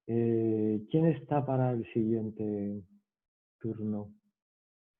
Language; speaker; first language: Spanish; native; Spanish